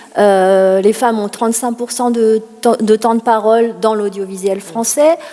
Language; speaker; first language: French; native; French